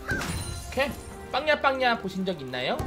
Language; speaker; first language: Korean; native; Korean